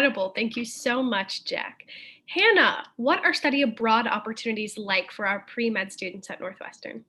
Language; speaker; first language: English; native; English